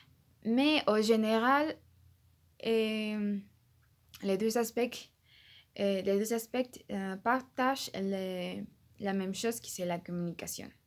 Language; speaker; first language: French; non-native, learner; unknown